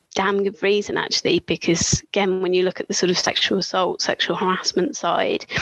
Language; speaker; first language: English; native; English